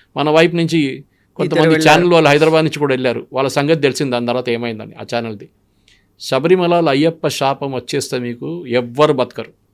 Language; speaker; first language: Telugu; non-native, local second language; Malayalam